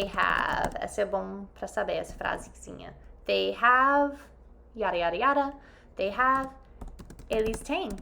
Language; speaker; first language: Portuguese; non-native, fluent; English